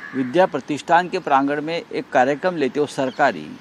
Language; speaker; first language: Hindi; non-native, local second language; Marathi